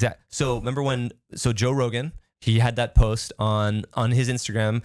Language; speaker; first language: English; native; English